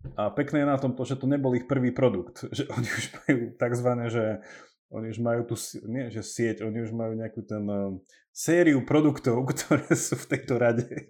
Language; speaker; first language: Slovak; early bilingual, heritage; English